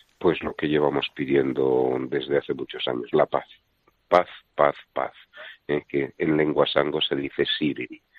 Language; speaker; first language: Spanish; native; Spanish